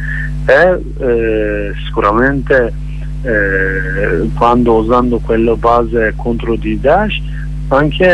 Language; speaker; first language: Italian; non-native, learner; Kurdish